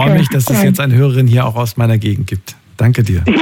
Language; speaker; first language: German; native; German